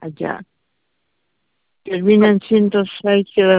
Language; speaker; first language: Spanish; native; Spanish